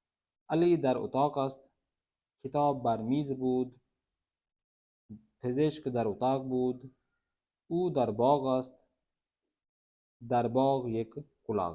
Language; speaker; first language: Persian; non-native, fluent; Urdu